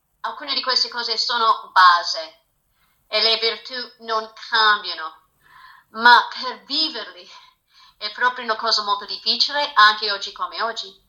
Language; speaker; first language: Italian; non-native, fluent; English